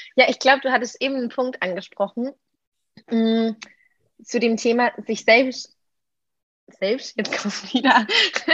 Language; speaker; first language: German; native; German